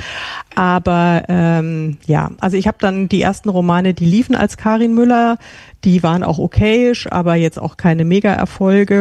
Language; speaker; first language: German; native; German